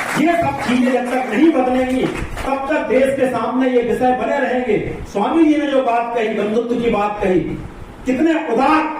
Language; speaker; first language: Hindi; native; Hindi